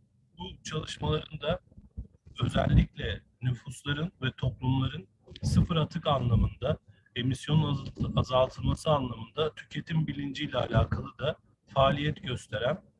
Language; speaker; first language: Turkish; native; Turkish